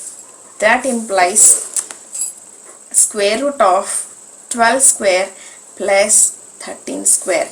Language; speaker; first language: English; non-native, local second language; Telugu